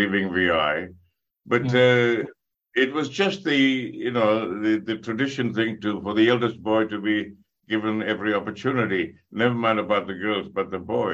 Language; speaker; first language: English; non-native, local second language; Tamil